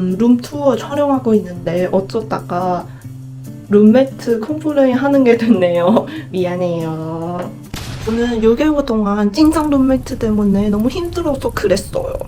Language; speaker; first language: Korean; non-native, fluent; Chinese